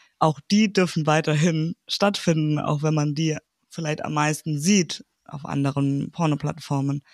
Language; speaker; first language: German; native; German